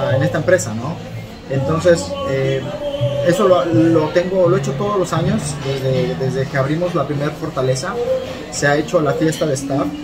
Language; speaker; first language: Spanish; native; Spanish